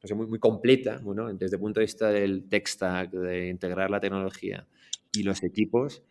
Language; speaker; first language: Spanish; native; Spanish